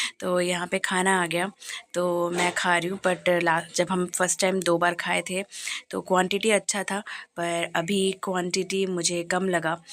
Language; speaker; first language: Hindi; non-native, local second language; Bangla